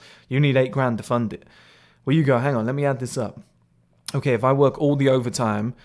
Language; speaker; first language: English; native; English